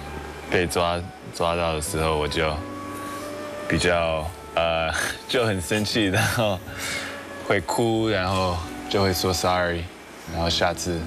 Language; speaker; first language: Chinese; early bilingual, heritage; English